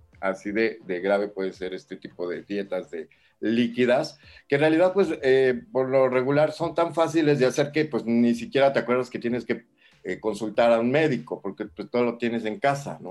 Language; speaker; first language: Spanish; native; Spanish